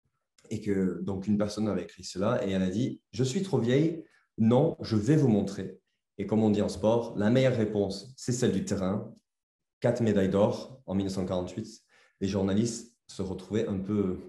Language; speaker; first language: French; native; French